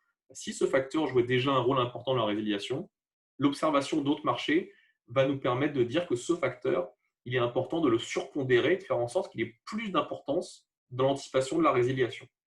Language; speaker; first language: French; native; French